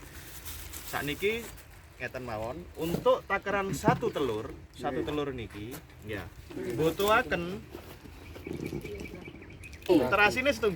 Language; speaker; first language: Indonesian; non-native, local second language; Javanese